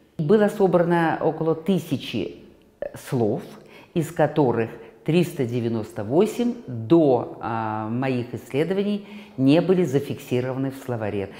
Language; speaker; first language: Russian; native; Russian